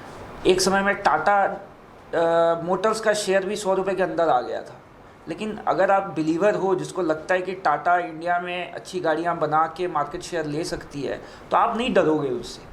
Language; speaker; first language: Hindi; native; Hindi